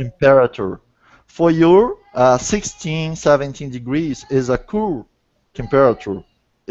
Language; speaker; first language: English; non-native, learner; Portuguese